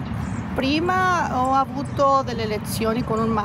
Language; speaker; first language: Italian; non-native, learner; Spanish